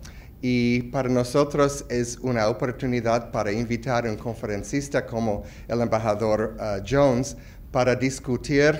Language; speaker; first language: Spanish; non-native, fluent; English